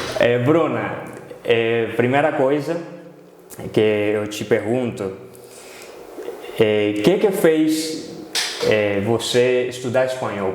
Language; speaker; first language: Portuguese; non-native, fluent; Spanish